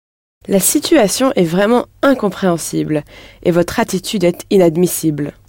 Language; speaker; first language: French; non-native, learner; English